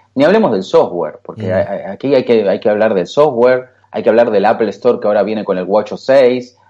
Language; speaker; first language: Spanish; native; Spanish